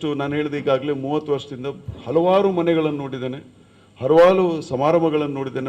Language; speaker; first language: Kannada; non-native, local second language; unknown